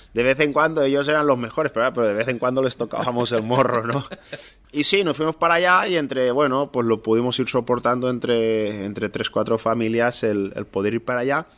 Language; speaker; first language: Spanish; non-native, local second language; Catalan